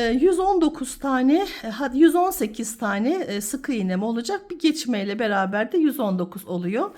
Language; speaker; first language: Turkish; native; Turkish